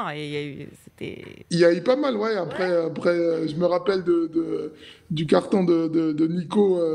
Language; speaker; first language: French; native; French